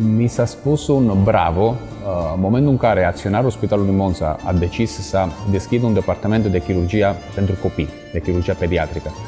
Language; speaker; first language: Romanian; non-native, fluent; Italian